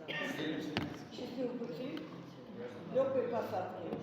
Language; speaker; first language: Russian; non-native, local second language; Azerbaijani